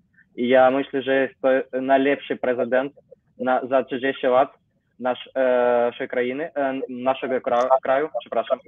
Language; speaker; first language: Polish; non-native, learner; Ukrainian